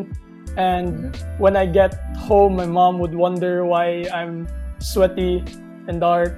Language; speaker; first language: English; non-native, local second language; Cebuano